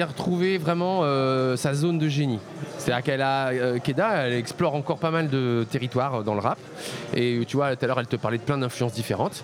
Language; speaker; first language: French; native; French